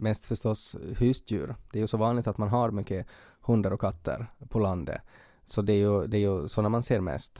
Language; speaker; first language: Swedish; native; Swedish